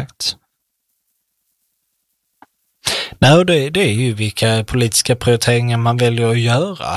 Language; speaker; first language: Swedish; native; Swedish